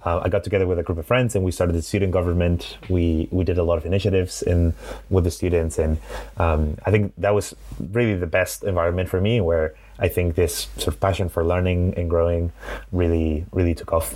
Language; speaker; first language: English; non-native, fluent; Spanish